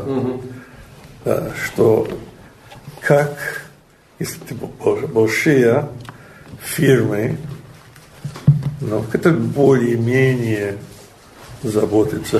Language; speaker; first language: Russian; non-native, learner; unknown